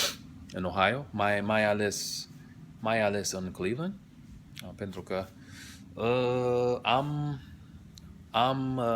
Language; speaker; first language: Romanian; non-native, learner; English